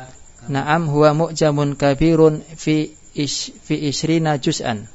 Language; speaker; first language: Arabic; non-native, fluent; Indonesian